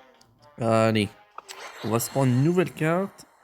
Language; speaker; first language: French; native; French